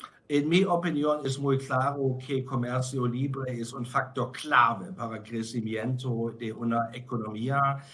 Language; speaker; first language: Spanish; non-native, fluent; German